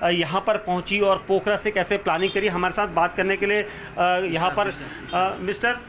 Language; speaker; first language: Hindi; native; Hindi